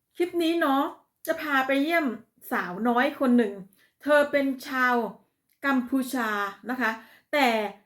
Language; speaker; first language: Thai; native; Thai